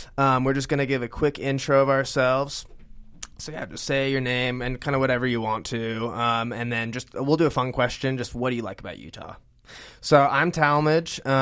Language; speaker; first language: English; native; English